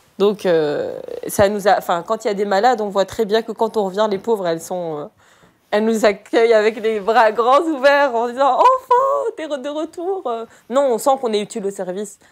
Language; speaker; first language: French; early bilingual, other home language; Arabic